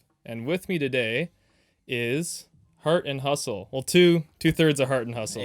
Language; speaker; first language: English; native; English